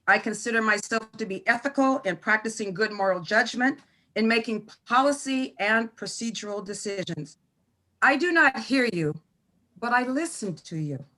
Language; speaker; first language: English; native; English